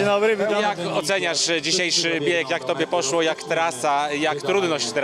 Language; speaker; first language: Polish; native; Polish